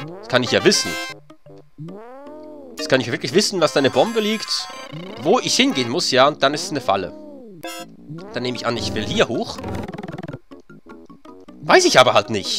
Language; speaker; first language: German; native; German